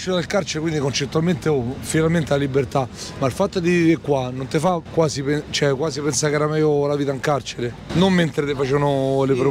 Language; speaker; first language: Italian; native; Italian